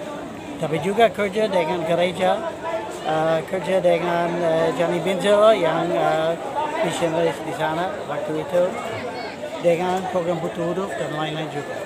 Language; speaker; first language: Indonesian; non-native, fluent; English